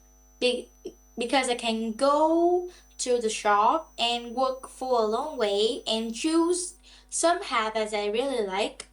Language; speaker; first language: English; non-native, learner; Vietnamese